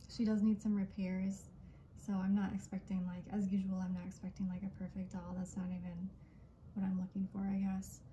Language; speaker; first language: English; native; English